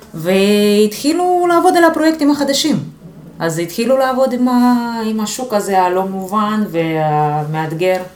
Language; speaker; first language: Hebrew; non-native, fluent; Russian